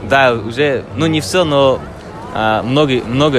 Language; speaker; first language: Russian; non-native, learner; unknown